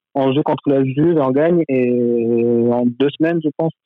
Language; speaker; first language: French; non-native, local second language; Arabic